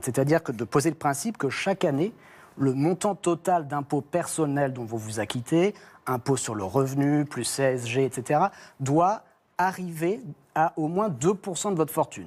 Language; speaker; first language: French; native; French